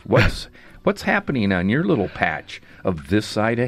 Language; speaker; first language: English; native; English